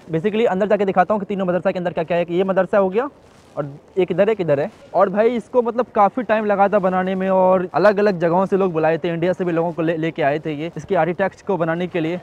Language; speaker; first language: Hindi; native; Hindi